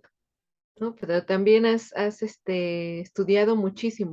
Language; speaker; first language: Spanish; native; Spanish